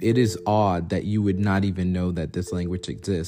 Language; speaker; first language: English; native; English